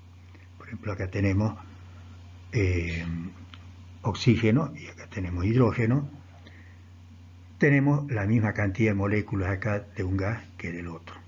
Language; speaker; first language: Spanish; native; Spanish